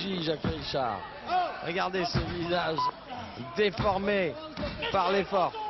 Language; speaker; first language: French; native; French